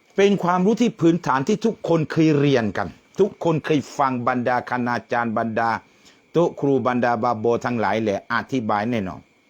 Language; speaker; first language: Thai; non-native, local second language; Malay